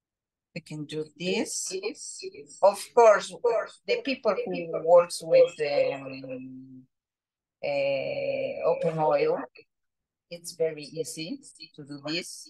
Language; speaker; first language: English; non-native, learner; Spanish